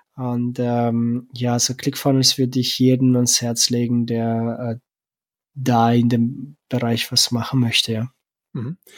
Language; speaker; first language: German; non-native, fluent; Romanian